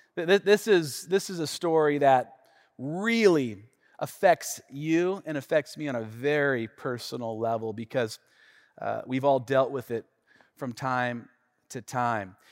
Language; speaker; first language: English; native; English